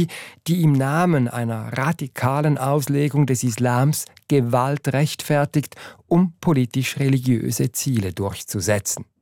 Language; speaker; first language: German; native; German